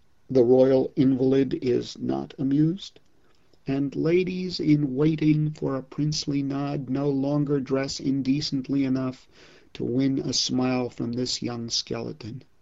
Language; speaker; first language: English; native; English